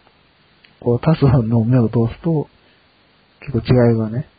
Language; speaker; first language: Japanese; native; Japanese